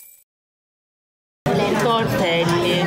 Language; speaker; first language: Italian; non-native, learner; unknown